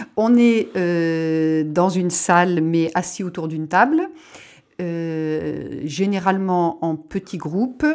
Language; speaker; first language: French; native; French